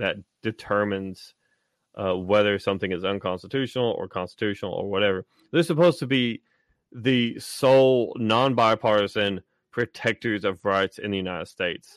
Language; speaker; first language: English; native; English